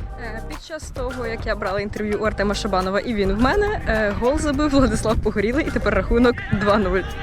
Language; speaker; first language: Ukrainian; native; Ukrainian